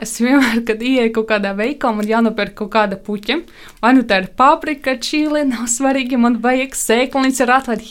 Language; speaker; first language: Latvian; non-native, local second language; Russian